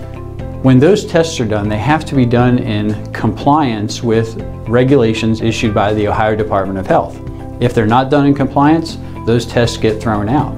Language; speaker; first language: English; native; English